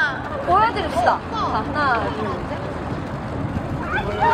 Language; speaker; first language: Korean; native; Korean